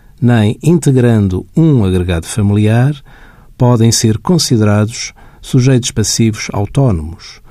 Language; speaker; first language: Portuguese; native; Portuguese